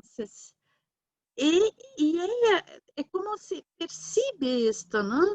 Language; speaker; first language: Spanish; non-native, learner; Portuguese